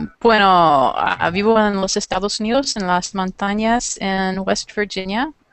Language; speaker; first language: Spanish; non-native, learner; English